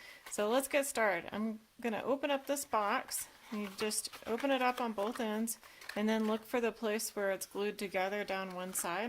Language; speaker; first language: English; native; English